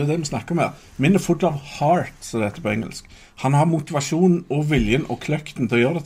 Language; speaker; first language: Norwegian; native; Norwegian